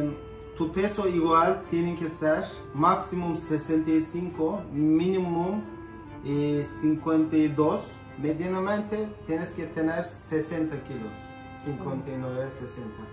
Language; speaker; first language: Spanish; non-native, fluent; Turkish